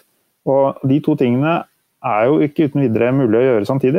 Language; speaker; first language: Norwegian; native; Norwegian